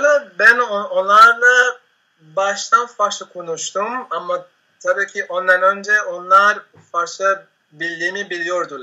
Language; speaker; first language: Turkish; non-native, fluent; Spanish